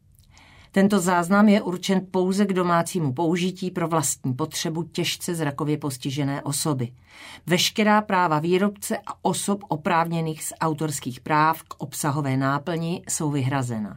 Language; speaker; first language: Czech; native; Czech